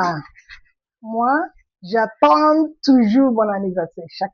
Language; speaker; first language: French; non-native, fluent; Igbo